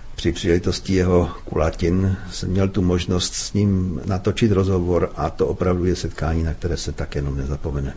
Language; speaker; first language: Czech; native; Czech